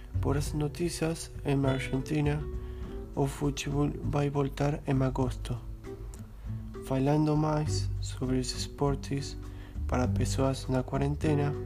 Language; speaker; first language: Portuguese; non-native, learner; Spanish